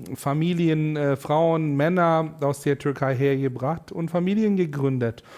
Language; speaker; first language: German; non-native, fluent; Turkish